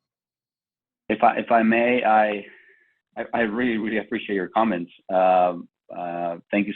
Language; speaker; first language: English; non-native, fluent; Spanish